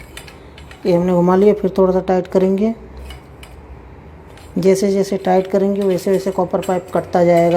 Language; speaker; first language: Hindi; native; Hindi